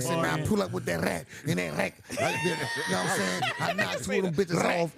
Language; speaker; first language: English; native; English